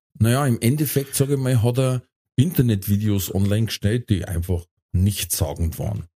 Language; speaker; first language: German; native; German